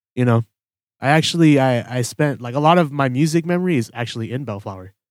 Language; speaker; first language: English; early bilingual, other home language; Filipino